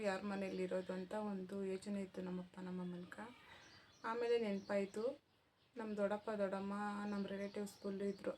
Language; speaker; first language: Kannada; non-native, local second language; Telugu